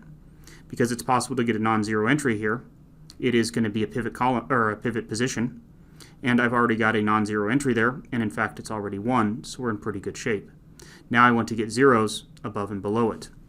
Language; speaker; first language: English; native; English